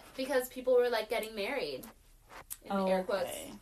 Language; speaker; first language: English; early bilingual, other home language; Yoruba